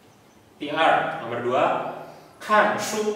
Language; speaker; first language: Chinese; non-native, fluent; Indonesian